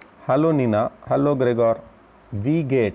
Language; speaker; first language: German; non-native, learner; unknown